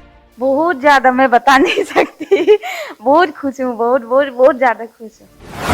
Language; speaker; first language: Hindi; non-native, local second language; Manipuri